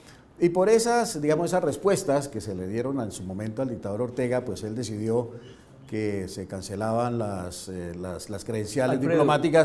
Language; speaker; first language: Spanish; native; Spanish